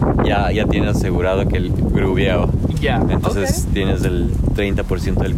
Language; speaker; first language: Spanish; native; Spanish